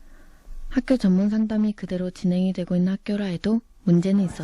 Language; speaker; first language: Korean; native; Korean